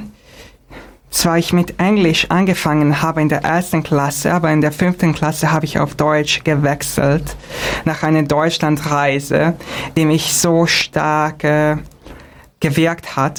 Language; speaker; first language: German; non-native, fluent; Hungarian